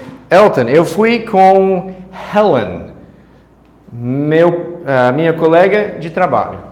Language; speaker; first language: Portuguese; non-native, fluent; English